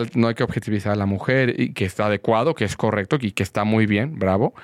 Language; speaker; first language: Spanish; native; Spanish